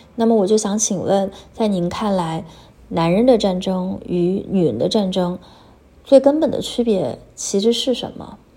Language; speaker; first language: Chinese; native; Chinese